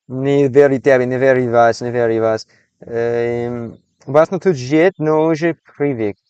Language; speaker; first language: Russian; non-native, learner; English